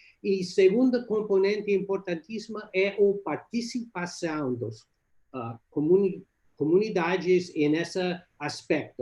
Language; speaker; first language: Portuguese; non-native, learner; English